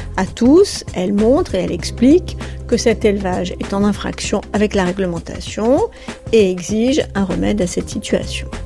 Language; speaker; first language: French; native; French